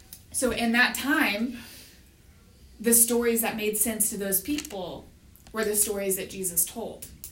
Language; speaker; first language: English; native; English